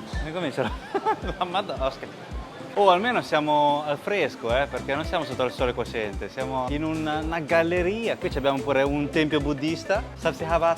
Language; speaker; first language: Italian; early bilingual, other home language; Chinese